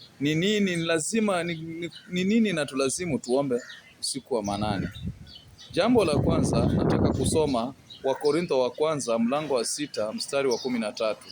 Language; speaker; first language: Swahili; non-native, local second language; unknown